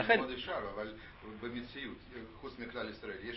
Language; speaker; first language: Hebrew; non-native, fluent; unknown